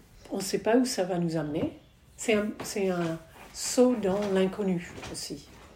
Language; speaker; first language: French; native; French